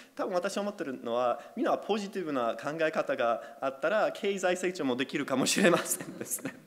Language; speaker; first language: Japanese; non-native, fluent; Polish